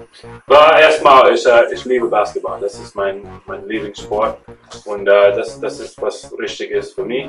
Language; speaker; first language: German; non-native, learner; English